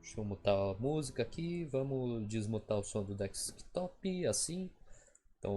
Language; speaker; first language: Portuguese; native; Portuguese